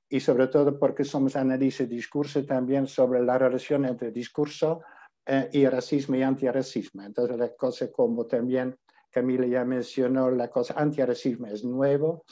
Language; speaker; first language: Spanish; non-native, fluent; Dutch